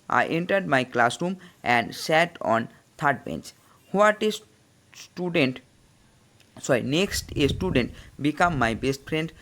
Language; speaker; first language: English; non-native, local second language; Bangla